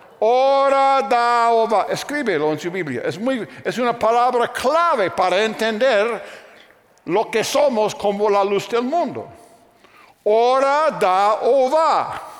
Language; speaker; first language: Spanish; non-native, fluent; English